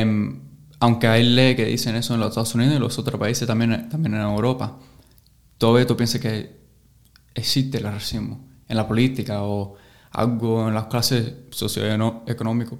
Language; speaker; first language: Spanish; early bilingual, heritage; English